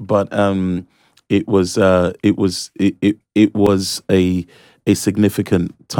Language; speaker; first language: English; early bilingual, other home language; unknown